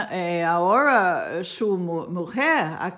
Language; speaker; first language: Spanish; non-native, learner; English